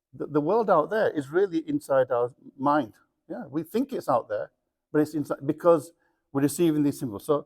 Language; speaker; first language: English; early bilingual, other home language; Punjabi